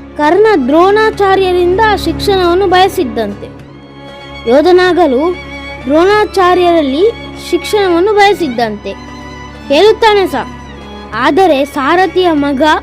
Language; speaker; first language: Kannada; non-native, local second language; Tulu